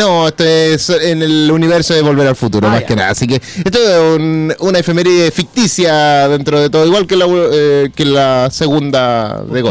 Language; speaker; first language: Spanish; native; Spanish